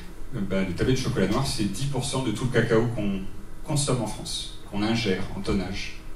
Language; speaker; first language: French; native; French